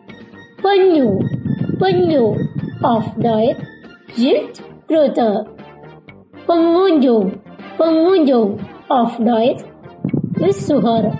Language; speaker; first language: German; non-native, learner; Indonesian